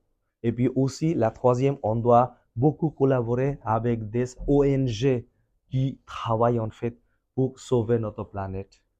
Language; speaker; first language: French; non-native, fluent; Bangla